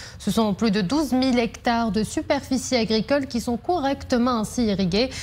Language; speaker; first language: French; non-native, local second language; Arabic